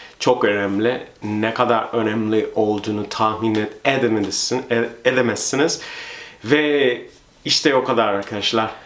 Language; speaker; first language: Turkish; non-native, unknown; Spanish